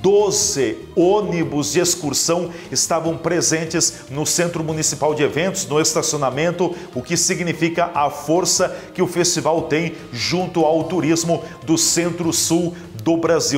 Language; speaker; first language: Portuguese; native; Portuguese